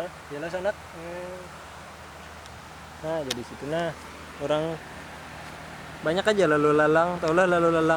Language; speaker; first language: Indonesian; non-native, local second language; Banjar